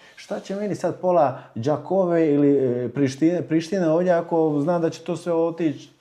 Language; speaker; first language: Croatian; early bilingual, heritage; Croatian